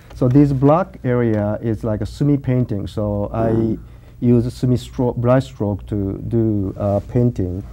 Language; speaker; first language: English; non-native, learner; Japanese